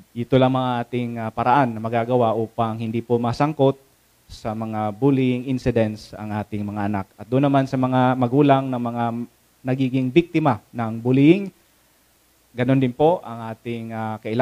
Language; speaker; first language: Filipino; native; Filipino